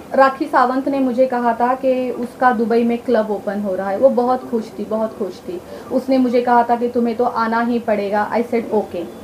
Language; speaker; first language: Hindi; non-native, local second language; Marathi